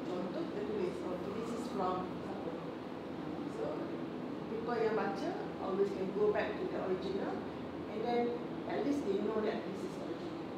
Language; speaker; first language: English; non-native, local second language; Malay